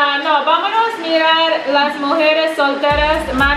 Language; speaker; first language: Spanish; non-native, learner; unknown